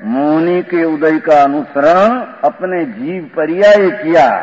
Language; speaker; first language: Hindi; non-native, local second language; Gujarati